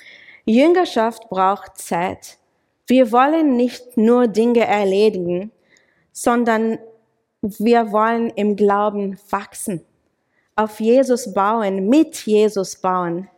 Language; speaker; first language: German; non-native, fluent; English